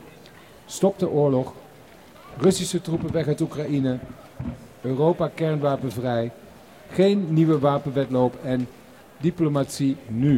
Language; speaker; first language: Dutch; native; Dutch